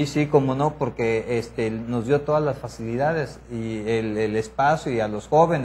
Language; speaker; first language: Spanish; native; Spanish